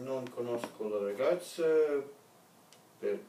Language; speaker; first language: Italian; non-native, learner; Russian